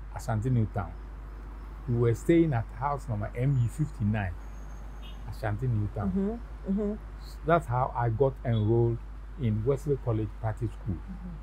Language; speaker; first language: English; non-native, local second language; Akan